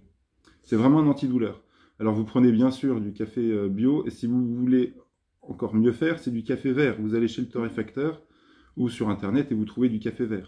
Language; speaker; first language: French; native; French